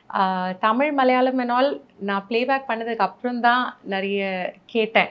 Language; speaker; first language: Tamil; non-native, fluent; Malayalam